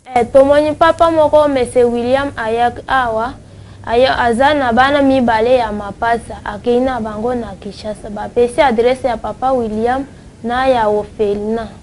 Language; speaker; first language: Lingala; non-native, local second language; Luba-Lulua